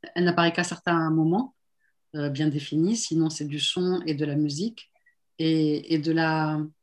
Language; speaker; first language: French; non-native, local second language; Arabic